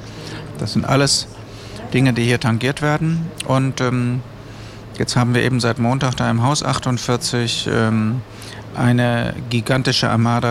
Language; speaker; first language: German; native; German